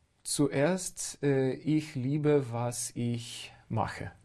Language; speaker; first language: German; non-native, fluent; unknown